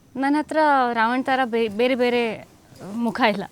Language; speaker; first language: Kannada; non-native, fluent; Hindi